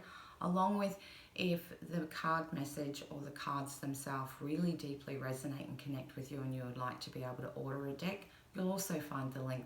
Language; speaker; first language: English; native; English